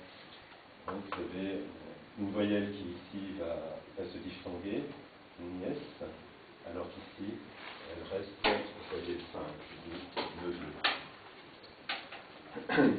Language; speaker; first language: French; native; French